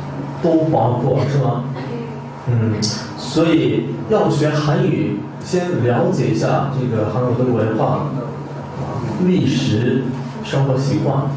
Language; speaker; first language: Chinese; non-native, fluent; Korean